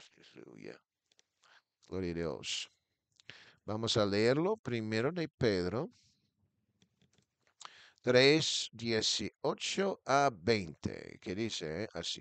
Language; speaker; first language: Spanish; non-native, fluent; English